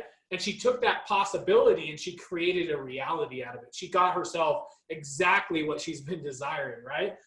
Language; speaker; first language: English; native; English